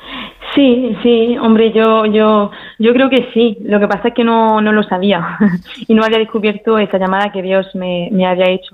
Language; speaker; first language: Spanish; early bilingual, heritage; French